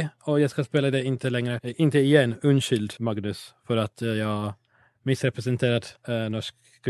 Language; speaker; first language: Swedish; non-native, learner; English